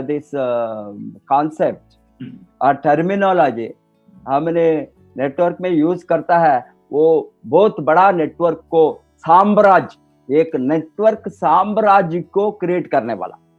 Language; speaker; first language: Hindi; non-native, local second language; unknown